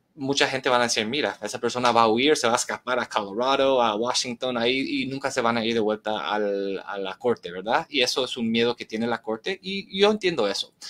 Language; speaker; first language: Spanish; early bilingual, heritage; Spanish